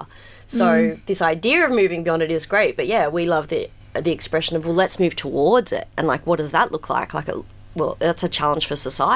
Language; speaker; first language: English; native; English